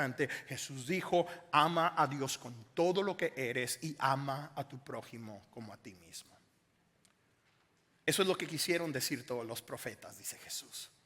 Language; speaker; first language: Spanish; native; Spanish